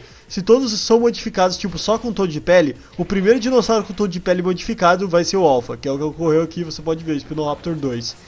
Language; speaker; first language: Portuguese; native; Portuguese